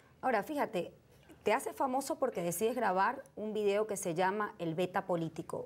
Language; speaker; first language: Spanish; native; Spanish